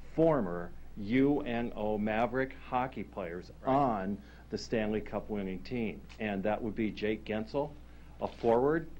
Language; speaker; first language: English; native; English